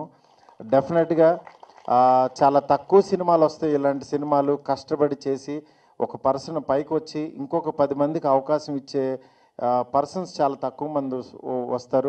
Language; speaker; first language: Telugu; native; Telugu